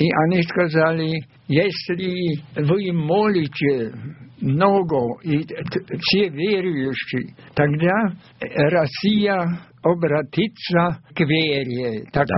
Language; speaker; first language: Russian; non-native, fluent; German